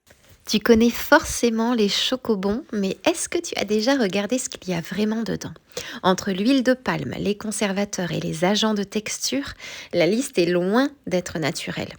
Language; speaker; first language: French; native; French